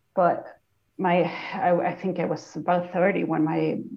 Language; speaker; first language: English; non-native, fluent; Swedish